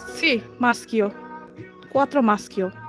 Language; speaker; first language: Italian; non-native, learner; Bangla